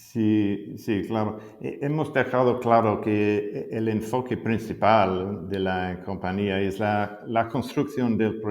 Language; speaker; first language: Spanish; non-native, fluent; English